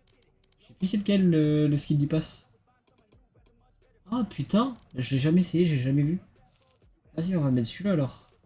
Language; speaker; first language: French; native; French